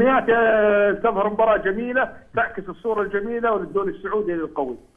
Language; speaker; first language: Arabic; native; Arabic